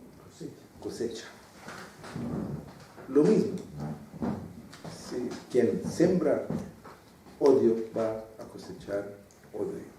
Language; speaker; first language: Spanish; non-native, fluent; Arabic